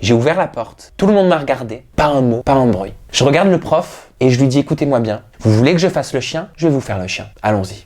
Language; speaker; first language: French; native; French